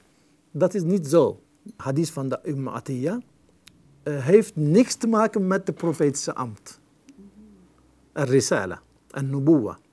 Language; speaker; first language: Dutch; non-native, fluent; Turkish